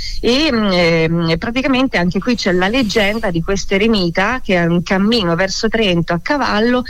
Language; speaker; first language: Italian; native; Italian